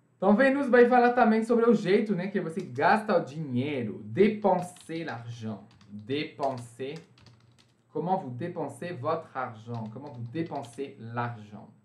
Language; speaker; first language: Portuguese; non-native, fluent; French